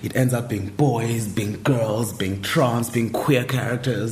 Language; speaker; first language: English; non-native, local second language; Xhosa